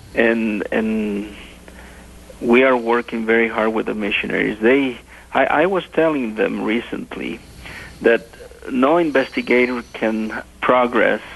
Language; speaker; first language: English; non-native, fluent; Spanish